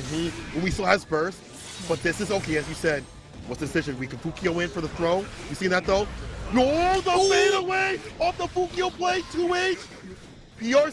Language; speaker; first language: English; native; English